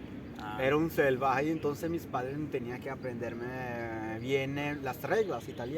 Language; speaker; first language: Spanish; non-native, fluent; Italian